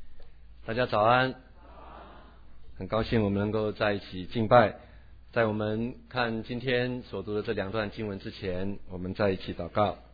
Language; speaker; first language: Chinese; native; Chinese